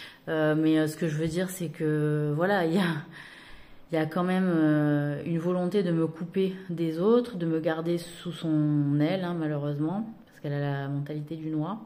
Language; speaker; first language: French; native; French